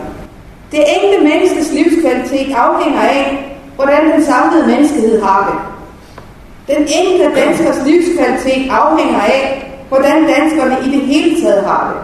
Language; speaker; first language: Danish; native; Danish